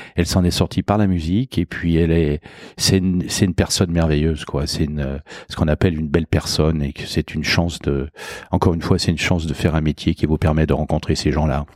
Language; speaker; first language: French; native; French